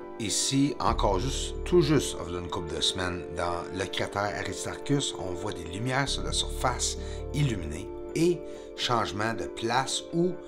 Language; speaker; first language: French; native; French